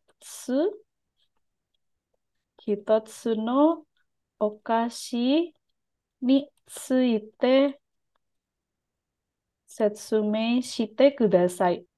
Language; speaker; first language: Japanese; non-native, fluent; Indonesian